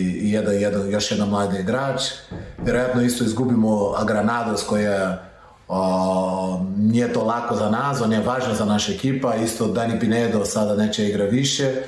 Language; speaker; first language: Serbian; non-native, learner; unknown